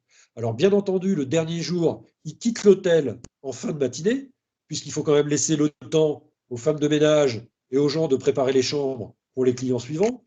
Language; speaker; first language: French; native; French